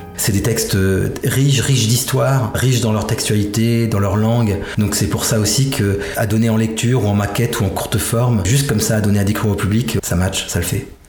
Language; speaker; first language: French; native; French